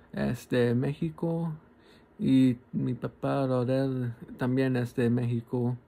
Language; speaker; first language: Spanish; early bilingual, heritage; Spanish